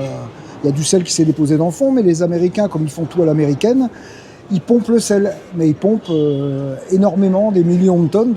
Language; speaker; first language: French; native; French